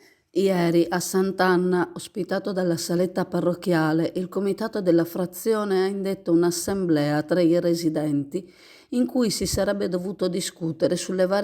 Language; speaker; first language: Italian; native; Italian